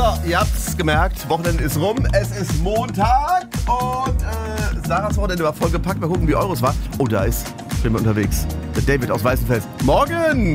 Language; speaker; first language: German; native; German